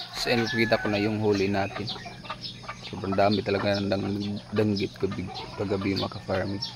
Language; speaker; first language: Filipino; non-native, local second language; Cebuano